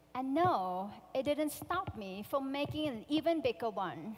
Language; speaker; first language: English; non-native, fluent; Thai